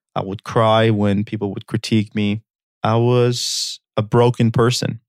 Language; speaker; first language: English; early bilingual, other home language; Armenian